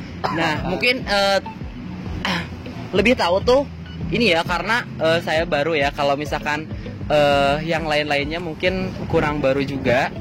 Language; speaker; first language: Indonesian; native; Indonesian